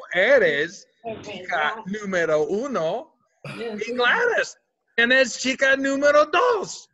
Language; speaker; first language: Spanish; non-native, fluent; English